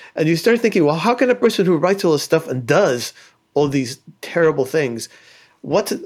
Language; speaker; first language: English; early bilingual, other home language; Spanish